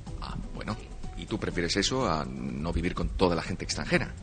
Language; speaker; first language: Spanish; native; Spanish